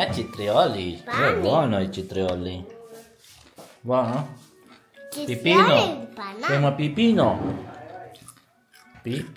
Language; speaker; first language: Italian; non-native, learner; Filipino